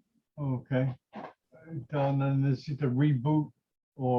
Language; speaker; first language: Spanish; non-native, fluent; English